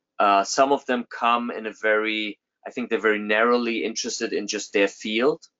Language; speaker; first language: English; non-native, fluent; German